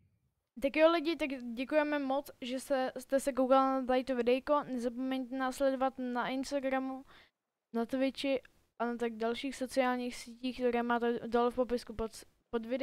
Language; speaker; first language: Czech; native; Czech